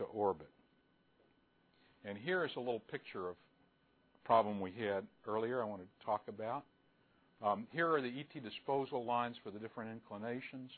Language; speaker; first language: English; native; English